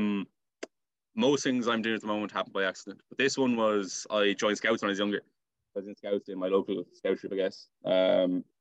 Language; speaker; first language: English; native; English